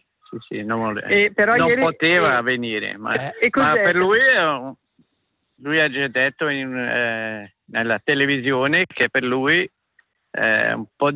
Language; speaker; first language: Italian; non-native, local second language; German